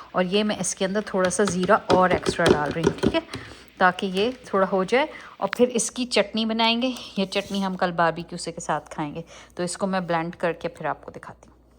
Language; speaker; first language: Urdu; native; Urdu